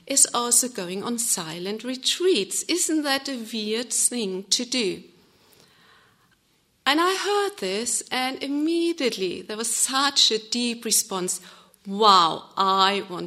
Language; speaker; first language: English; non-native, fluent; German